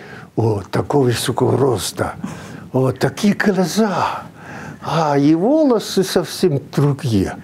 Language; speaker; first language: Russian; non-native, fluent; Chinese